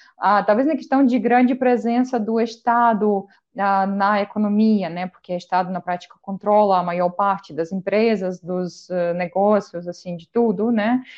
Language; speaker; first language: Portuguese; non-native, fluent; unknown